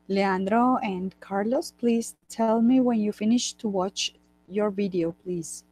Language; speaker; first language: English; non-native, fluent; Spanish